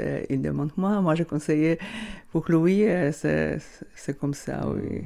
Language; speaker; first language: French; non-native, learner; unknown